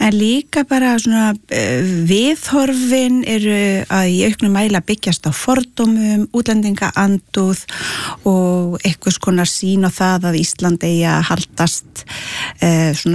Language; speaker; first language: Icelandic; native; Icelandic